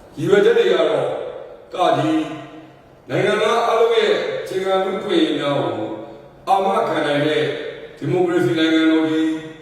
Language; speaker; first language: Burmese; non-native, local second language; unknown